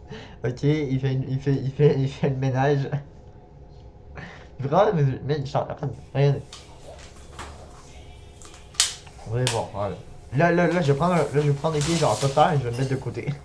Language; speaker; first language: French; native; French